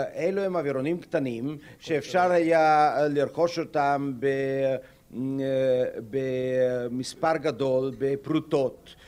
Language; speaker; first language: Hebrew; non-native, fluent; German